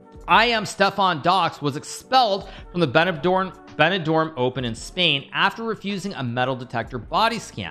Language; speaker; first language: English; native; English